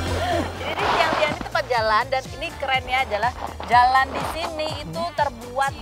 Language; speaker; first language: Indonesian; native; Indonesian